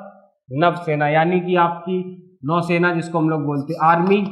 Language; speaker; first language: Hindi; native; Hindi